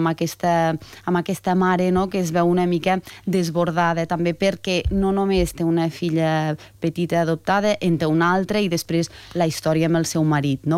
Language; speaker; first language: Catalan; native; Catalan